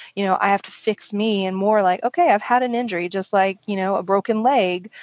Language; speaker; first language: English; native; English